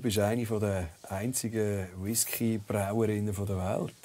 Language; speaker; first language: German; native; German